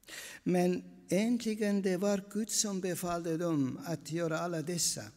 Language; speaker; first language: Swedish; non-native, fluent; Aramaic